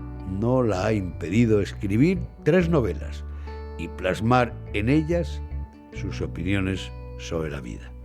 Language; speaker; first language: Spanish; native; Spanish